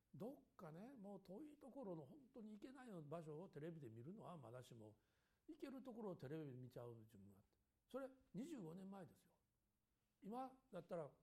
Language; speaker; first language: Japanese; native; Japanese